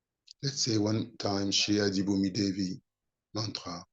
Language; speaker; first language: English; non-native, fluent; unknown